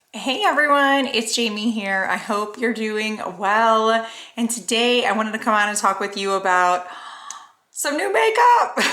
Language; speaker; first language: English; native; English